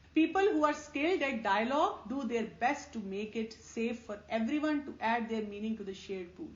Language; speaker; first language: English; non-native, local second language; Urdu